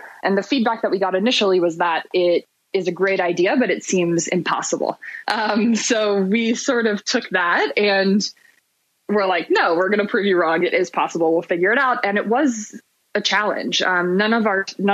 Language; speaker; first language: English; native; English